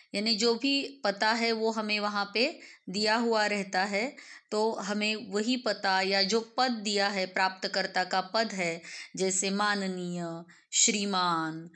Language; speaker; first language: Hindi; non-native, local second language; Marathi